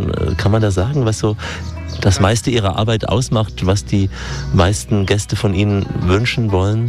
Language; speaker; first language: German; native; German